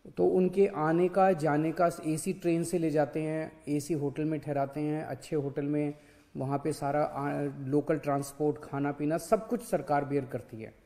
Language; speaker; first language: Hindi; native; Hindi